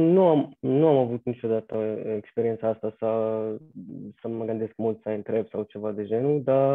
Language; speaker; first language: Romanian; non-native, fluent; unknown